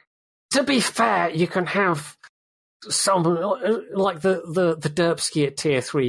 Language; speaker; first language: English; native; English